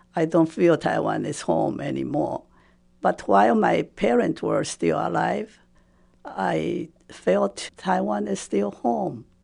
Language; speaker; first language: English; non-native, fluent; Japanese